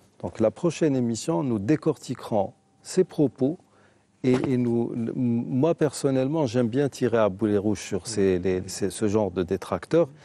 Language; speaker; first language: French; non-native, local second language; Arabic